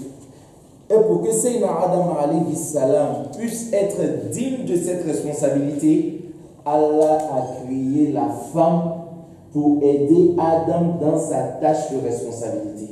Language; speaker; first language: French; non-native, local second language; Dyula